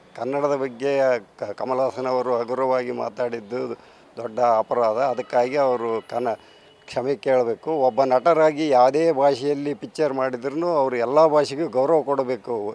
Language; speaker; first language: Kannada; native; Kannada